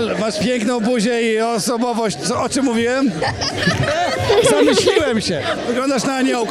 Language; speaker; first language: Polish; native; Polish